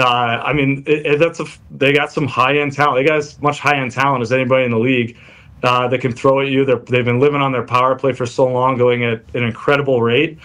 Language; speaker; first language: English; native; English